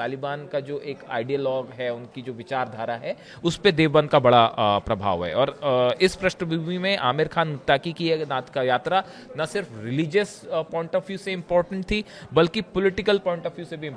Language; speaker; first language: Hindi; native; Hindi